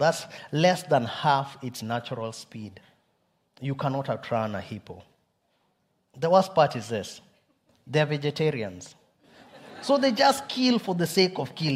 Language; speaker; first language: English; non-native, local second language; Luo (Kenya and Tanzania)